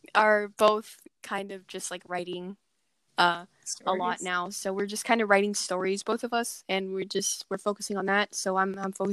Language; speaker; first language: English; native; English